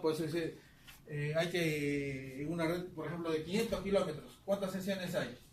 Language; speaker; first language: Spanish; native; Spanish